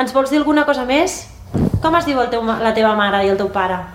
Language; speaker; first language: Catalan; native; Catalan